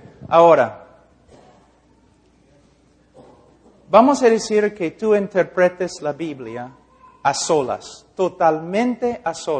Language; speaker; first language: Spanish; non-native, fluent; English